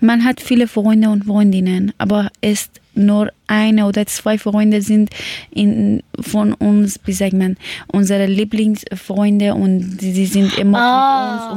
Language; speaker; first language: German; non-native, learner; Persian